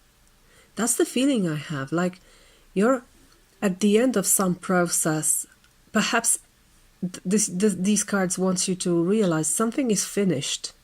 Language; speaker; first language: English; non-native, fluent; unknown